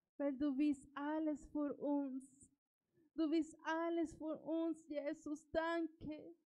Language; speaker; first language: German; non-native, learner; Spanish